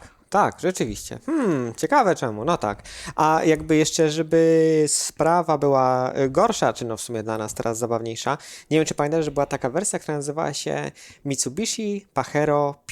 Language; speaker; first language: Polish; native; Polish